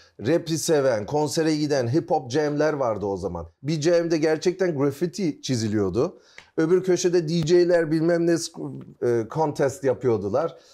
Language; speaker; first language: Turkish; early bilingual, heritage; Turkish